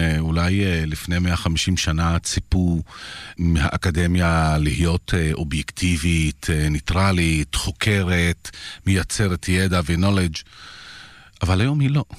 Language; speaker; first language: Hebrew; non-native, local second language; Arabic